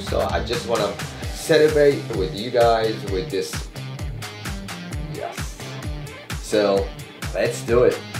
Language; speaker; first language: English; non-native, fluent; Japanese